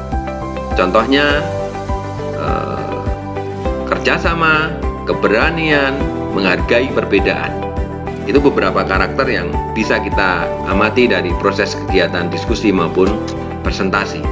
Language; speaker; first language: Indonesian; native; Indonesian